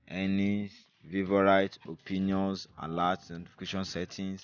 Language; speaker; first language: English; non-native, local second language; Yoruba